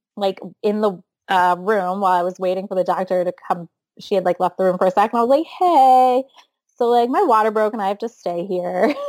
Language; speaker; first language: English; native; English